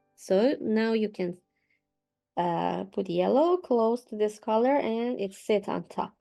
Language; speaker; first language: English; non-native, fluent; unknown